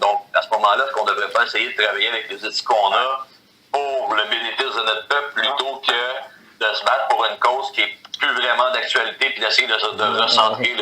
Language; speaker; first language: French; native; French